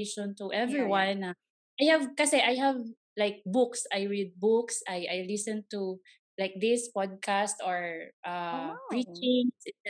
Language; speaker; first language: English; non-native, local second language; Cebuano